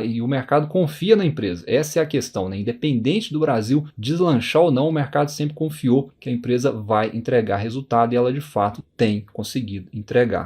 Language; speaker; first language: Portuguese; native; Portuguese